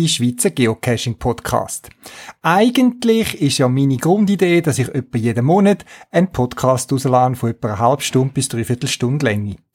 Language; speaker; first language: German; native; German